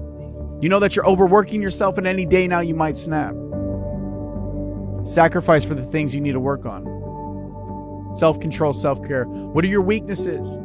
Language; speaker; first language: English; native; English